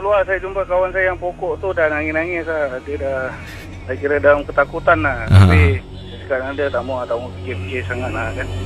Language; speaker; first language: Malay; native; Malay